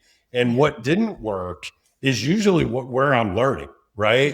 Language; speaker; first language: English; native; English